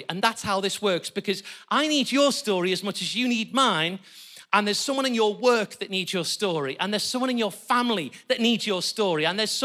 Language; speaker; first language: English; native; English